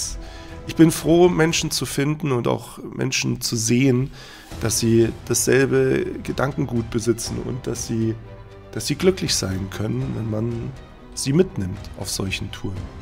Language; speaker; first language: German; native; German